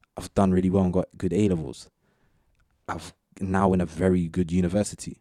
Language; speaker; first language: English; native; English